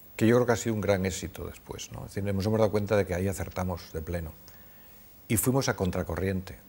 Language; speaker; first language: Spanish; native; Spanish